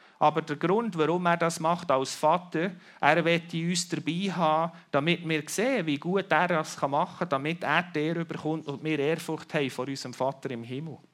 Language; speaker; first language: German; native; German